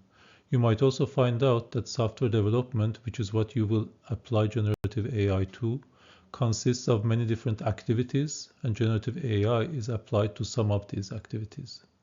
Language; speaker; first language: English; non-native, fluent; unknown